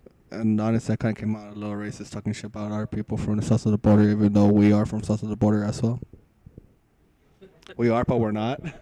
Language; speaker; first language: English; early bilingual, other home language; Spanish